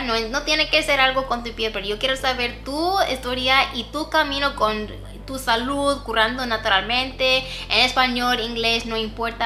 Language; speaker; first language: Spanish; non-native, fluent; English